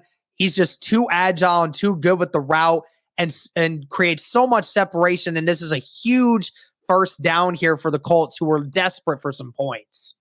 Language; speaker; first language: English; native; English